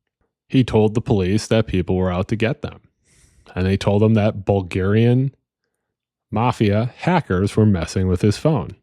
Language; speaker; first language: English; native; English